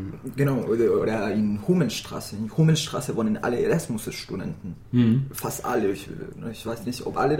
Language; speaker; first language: German; non-native, fluent; Spanish